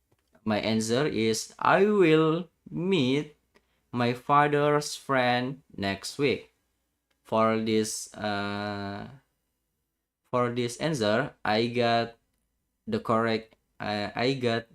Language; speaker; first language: English; non-native, learner; Indonesian